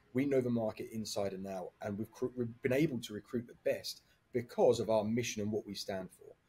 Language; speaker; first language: English; native; English